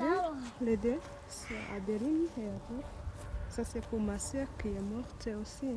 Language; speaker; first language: French; non-native, learner; Kinyarwanda